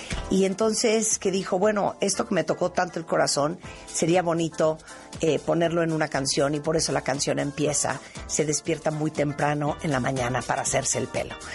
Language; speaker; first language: Spanish; native; Spanish